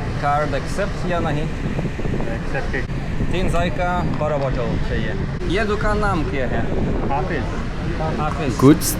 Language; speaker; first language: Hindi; non-native, learner; English